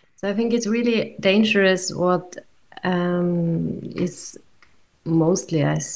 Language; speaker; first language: English; non-native, fluent; German